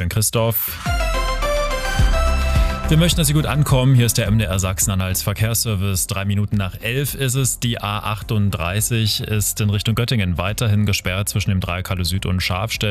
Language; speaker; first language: German; native; German